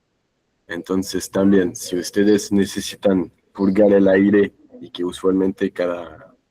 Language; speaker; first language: Spanish; non-native, fluent; French